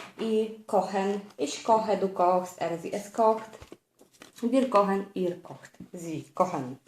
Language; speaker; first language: German; non-native, fluent; Polish